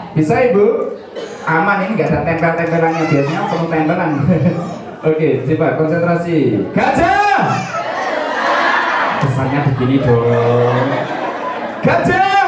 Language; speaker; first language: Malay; non-native, local second language; Javanese